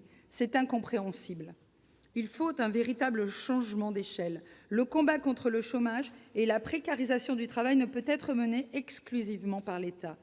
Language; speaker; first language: French; native; French